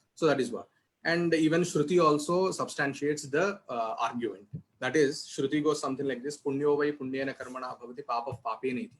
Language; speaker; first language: English; non-native, local second language; Telugu